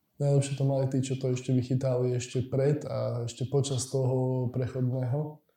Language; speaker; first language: Slovak; native; Slovak